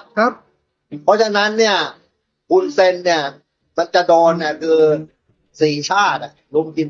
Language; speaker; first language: Thai; native; Thai